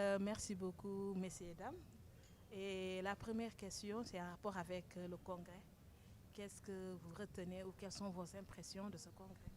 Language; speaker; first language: French; non-native, local second language; Wolof